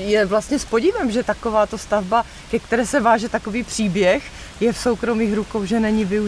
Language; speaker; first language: Czech; native; Czech